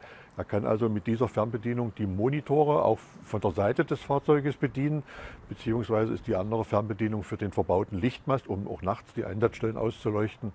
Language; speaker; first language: German; native; German